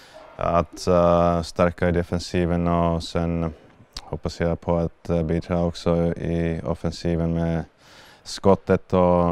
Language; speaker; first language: Swedish; non-native, fluent; Finnish